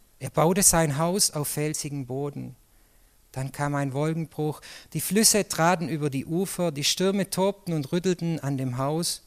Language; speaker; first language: German; native; German